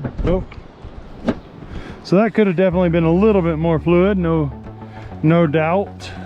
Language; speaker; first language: English; native; English